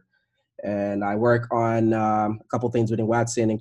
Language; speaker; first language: English; non-native, local second language; Igbo